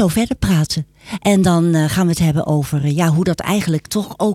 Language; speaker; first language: Dutch; native; Dutch